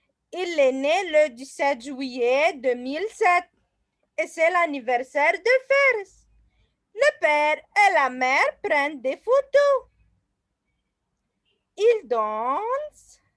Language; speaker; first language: French; non-native, fluent; Arabic